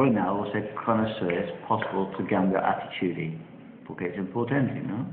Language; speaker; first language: Spanish; non-native, learner; English